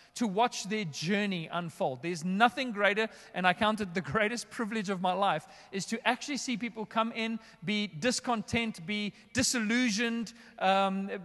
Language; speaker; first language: English; native; English